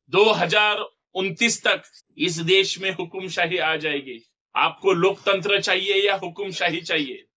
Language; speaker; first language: Hindi; non-native, local second language; Marathi